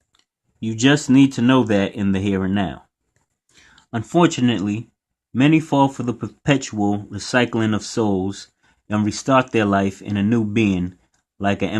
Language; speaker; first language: English; native; English